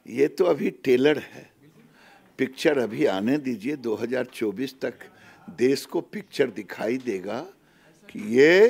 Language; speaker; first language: Hindi; native; Hindi